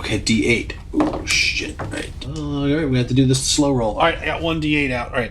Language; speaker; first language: English; native; English